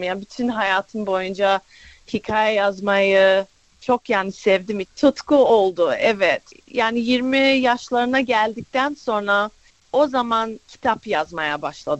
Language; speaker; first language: Turkish; early bilingual, other home language; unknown